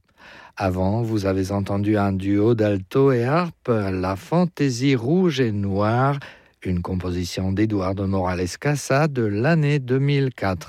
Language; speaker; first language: French; non-native, fluent; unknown